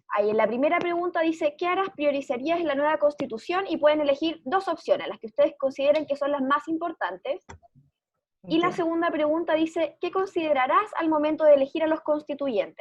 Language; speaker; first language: Spanish; native; Spanish